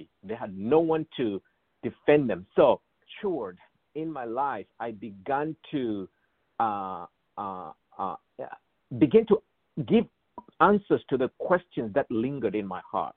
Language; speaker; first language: English; non-native, local second language; Bemba